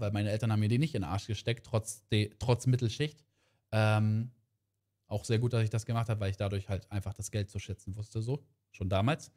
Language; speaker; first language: German; native; German